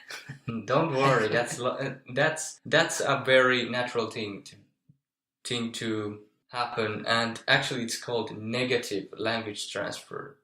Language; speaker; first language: English; non-native, fluent; Finnish